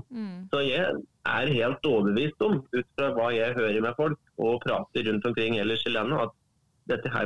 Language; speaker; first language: Norwegian; native; Norwegian